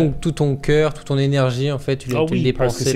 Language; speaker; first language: French; native; French